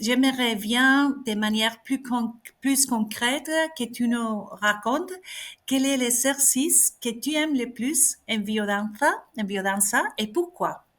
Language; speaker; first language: French; non-native, fluent; Spanish